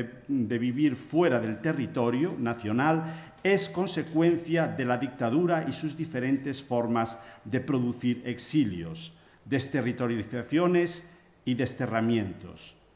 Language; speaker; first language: Spanish; native; Spanish